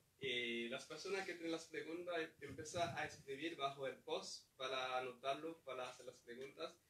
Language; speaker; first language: Spanish; non-native, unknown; Haitian Creole